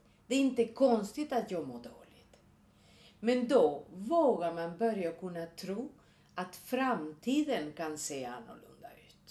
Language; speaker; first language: Swedish; non-native, fluent; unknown